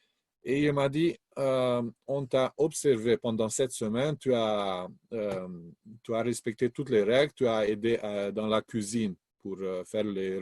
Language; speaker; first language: French; non-native, fluent; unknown